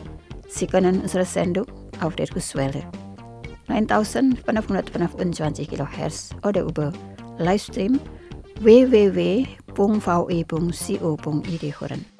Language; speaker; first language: German; non-native, fluent; Indonesian